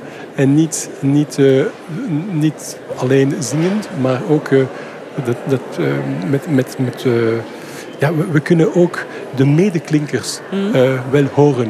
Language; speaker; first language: Dutch; non-native, fluent; French